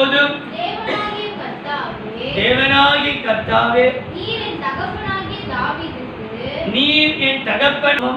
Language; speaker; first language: Tamil; native; Tamil